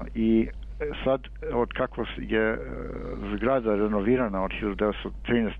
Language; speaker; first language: Serbian; early bilingual, heritage; Serbian